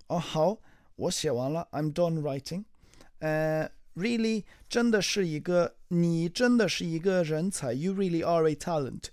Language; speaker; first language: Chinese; non-native, learner; English